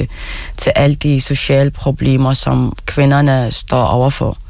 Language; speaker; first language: Danish; non-native, fluent; Arabic